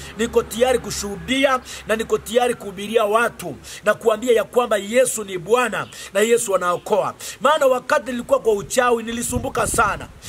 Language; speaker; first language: Swahili; non-native, local second language; Gusii